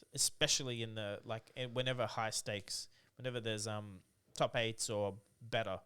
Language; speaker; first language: English; native; English